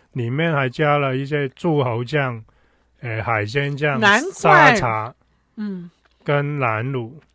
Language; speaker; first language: Chinese; non-native, local second language; Cantonese